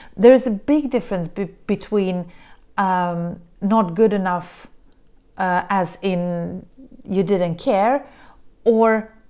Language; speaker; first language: English; early bilingual, other home language; Polish